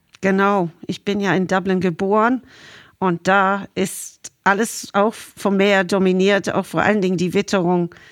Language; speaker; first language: German; non-native, fluent; English